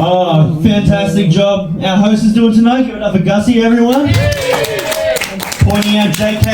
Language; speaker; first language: English; native; English